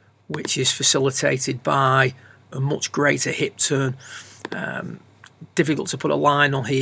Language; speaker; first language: English; native; English